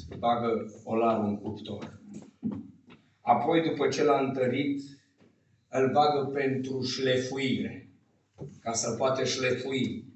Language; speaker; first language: Romanian; native; Romanian